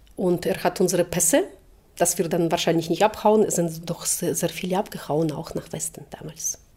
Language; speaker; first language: German; non-native, fluent; Russian